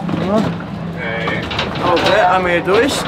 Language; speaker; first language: German; native; German